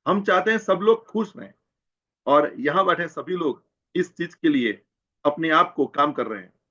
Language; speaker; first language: Hindi; non-native, local second language; Gujarati